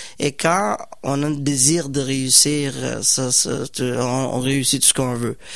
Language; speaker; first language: French; non-native, fluent; Somali